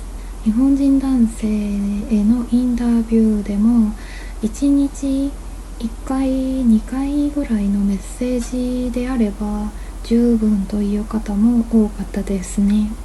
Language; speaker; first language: Japanese; non-native, fluent; Korean